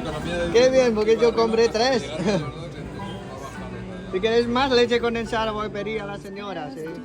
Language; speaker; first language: Spanish; non-native, fluent; Vietnamese